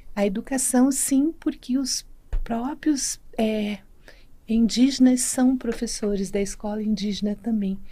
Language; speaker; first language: Portuguese; native; Portuguese